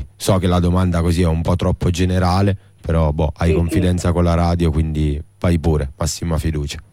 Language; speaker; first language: Italian; native; Italian